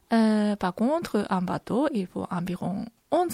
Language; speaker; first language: French; non-native, fluent; Japanese